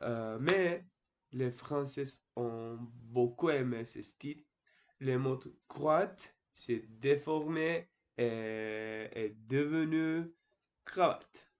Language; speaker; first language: French; non-native, learner; Turkish